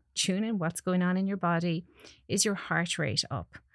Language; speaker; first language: English; native; English